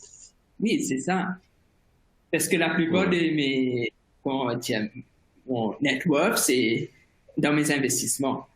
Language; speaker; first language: French; non-native, fluent; Morisyen